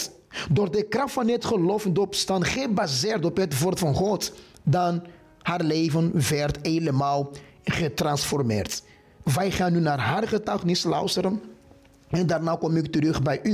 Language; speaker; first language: Dutch; non-native, fluent; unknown